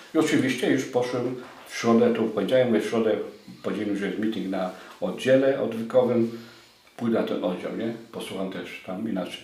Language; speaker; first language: Polish; native; Polish